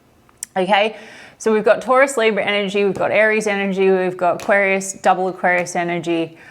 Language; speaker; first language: English; native; English